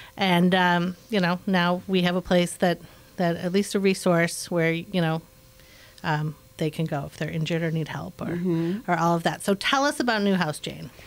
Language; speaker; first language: English; native; English